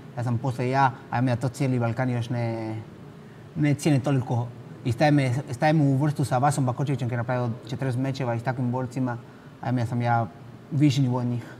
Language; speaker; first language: Bosnian; non-native, fluent; Spanish